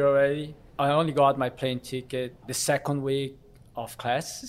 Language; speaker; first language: English; non-native, fluent; Korean